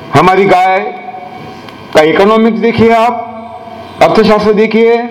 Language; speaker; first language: Hindi; non-native, local second language; Marathi